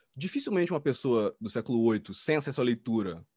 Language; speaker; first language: Portuguese; native; Portuguese